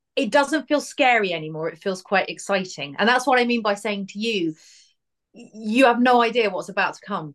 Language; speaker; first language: English; native; English